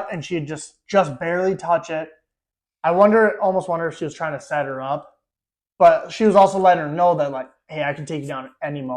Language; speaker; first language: English; native; English